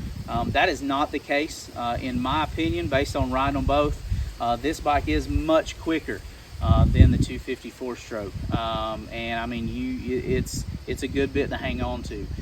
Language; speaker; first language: English; native; English